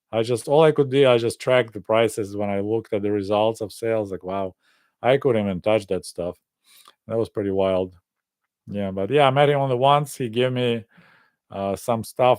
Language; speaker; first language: English; non-native, fluent; Russian